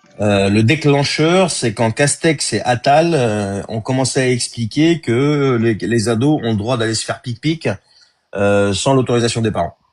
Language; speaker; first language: French; early bilingual, other home language; Arabic